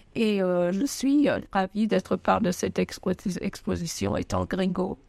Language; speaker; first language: French; non-native, fluent; German